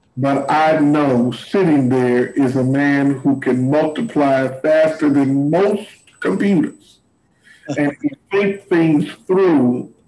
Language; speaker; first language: English; native; English